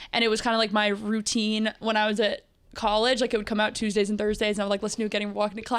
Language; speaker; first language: English; native; English